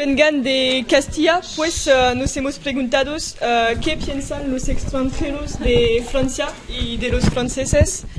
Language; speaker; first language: Spanish; non-native, learner; French